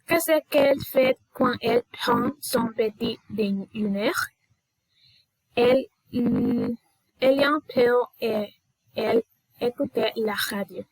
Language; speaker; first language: French; non-native, learner; Spanish